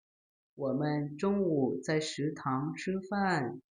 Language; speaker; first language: Chinese; non-native, learner; Lao